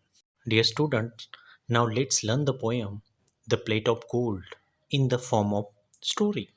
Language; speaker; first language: English; non-native, local second language; Marathi